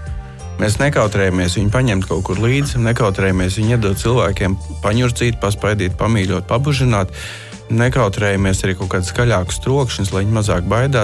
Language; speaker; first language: Latvian; native; Latvian